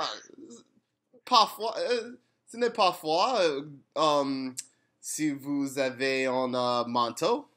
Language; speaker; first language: French; non-native, learner; English